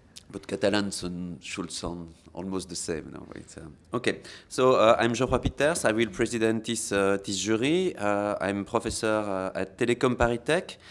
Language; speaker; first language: English; non-native, fluent; French